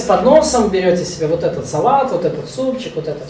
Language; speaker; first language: Russian; native; Russian